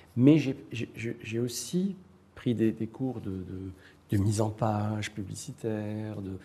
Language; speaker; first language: French; non-native, local second language; Arabic